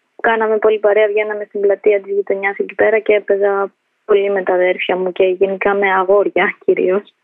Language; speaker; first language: Greek; early bilingual, other home language; Albanian